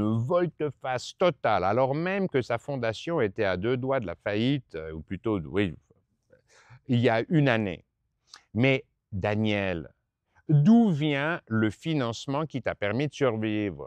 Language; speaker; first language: French; native; French